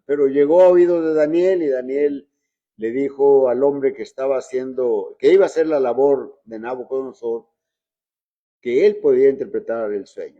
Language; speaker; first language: Spanish; native; Spanish